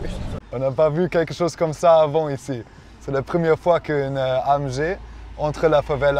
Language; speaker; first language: French; non-native, fluent; Portuguese